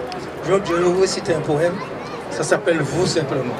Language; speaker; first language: French; native; French